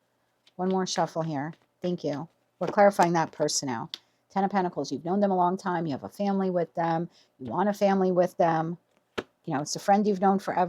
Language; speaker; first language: English; native; English